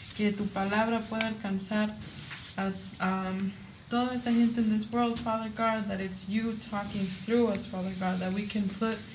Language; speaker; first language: English; early bilingual, other home language; Spanish